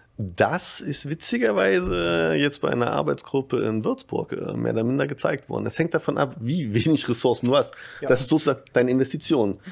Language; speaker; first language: German; native; German